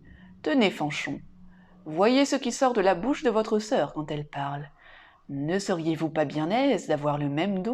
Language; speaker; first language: French; native; French